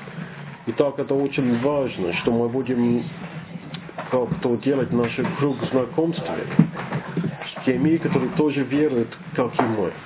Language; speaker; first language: Russian; non-native, learner; English